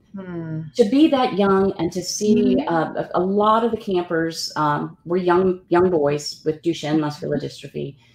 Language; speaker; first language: English; native; English